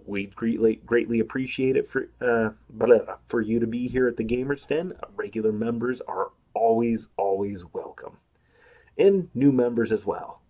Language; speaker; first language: English; native; English